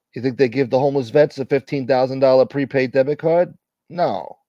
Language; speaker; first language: English; native; English